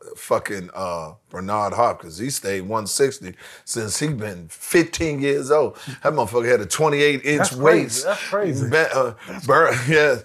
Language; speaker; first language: English; native; English